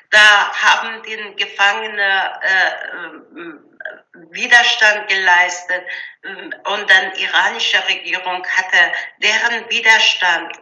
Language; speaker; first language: German; non-native, learner; Persian